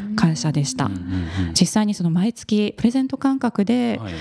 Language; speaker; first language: Japanese; early bilingual, other home language; English